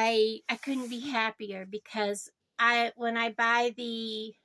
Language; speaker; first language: English; native; English